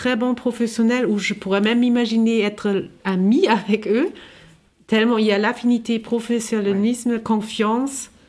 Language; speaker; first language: French; non-native, fluent; German